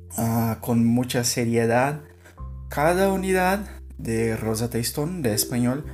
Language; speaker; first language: Spanish; non-native, learner; Portuguese